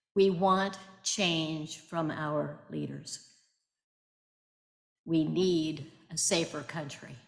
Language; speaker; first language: English; native; English